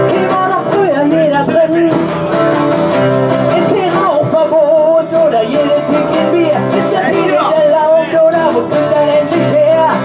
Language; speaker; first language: German; native; German